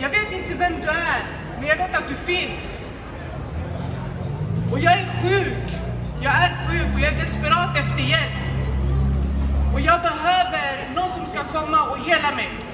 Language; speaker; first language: Swedish; non-native, fluent; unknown